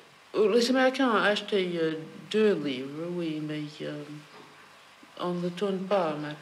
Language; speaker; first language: French; non-native, fluent; English